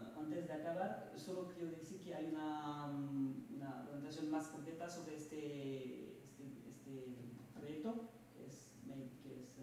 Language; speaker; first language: Spanish; non-native, fluent; French